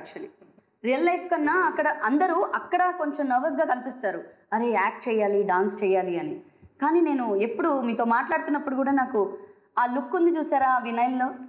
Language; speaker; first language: Telugu; native; Telugu